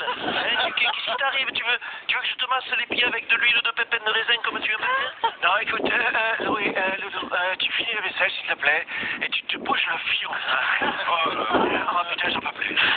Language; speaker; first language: French; native; French